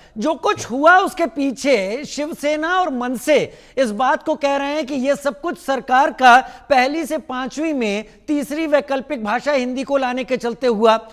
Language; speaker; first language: Hindi; native; Hindi